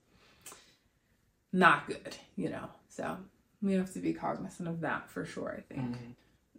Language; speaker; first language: English; native; English